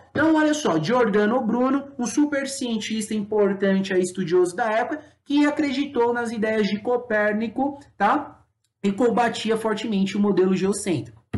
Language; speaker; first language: Portuguese; native; Portuguese